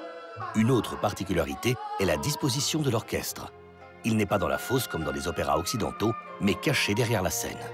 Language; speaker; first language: French; native; French